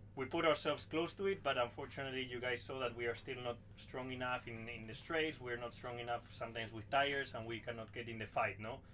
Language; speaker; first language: English; non-native, fluent; Spanish